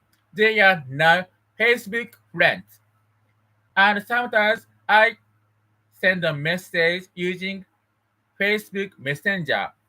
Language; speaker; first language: English; non-native, learner; Japanese